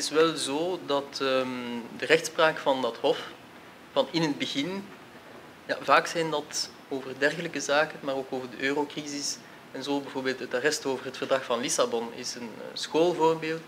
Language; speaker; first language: Dutch; native; Dutch